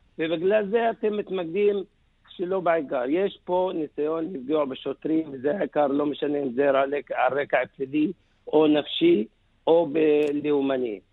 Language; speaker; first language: Hebrew; non-native, local second language; Arabic